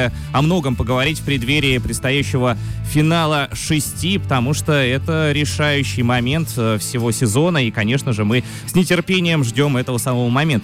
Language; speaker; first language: Russian; native; Russian